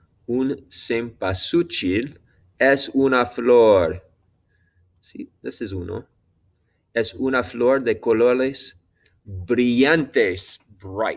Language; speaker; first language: Spanish; non-native, fluent; English